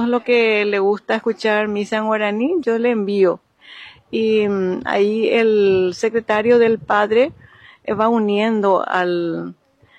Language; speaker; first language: Spanish; non-native, local second language; Guarani